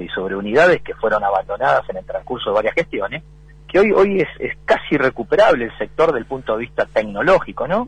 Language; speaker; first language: Spanish; native; Spanish